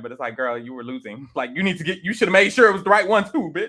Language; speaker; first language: English; native; English